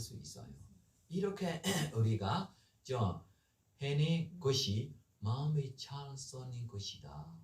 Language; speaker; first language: Korean; non-native, learner; Burmese